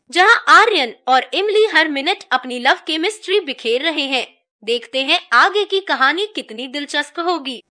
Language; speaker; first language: Hindi; native; Hindi